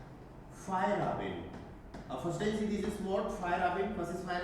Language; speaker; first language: German; non-native, fluent; Hindi